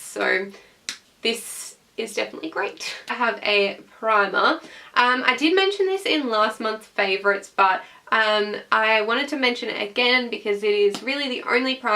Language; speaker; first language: English; native; English